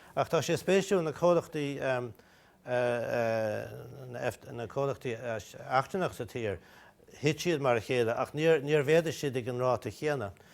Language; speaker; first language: Irish; native; Irish